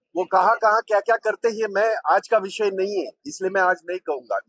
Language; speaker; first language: Hindi; non-native, local second language; Marathi